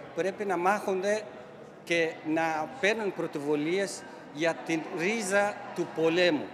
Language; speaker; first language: Greek; non-native, fluent; Persian